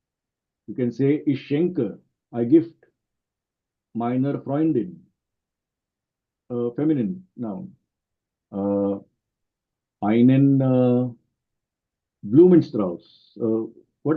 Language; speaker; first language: German; non-native, fluent; Marathi